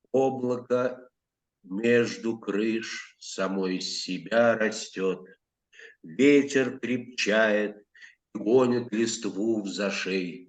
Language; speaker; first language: Russian; native; Russian